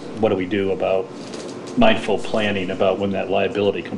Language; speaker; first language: English; native; English